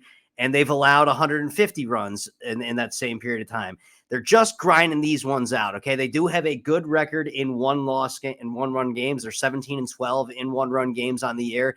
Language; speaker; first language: English; native; English